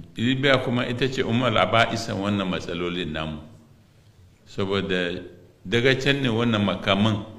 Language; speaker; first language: Hausa; non-native, local second language; Arabic